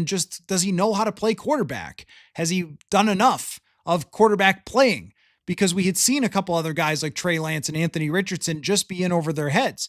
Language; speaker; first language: English; native; English